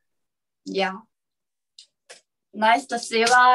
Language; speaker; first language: English; non-native, learner; Korean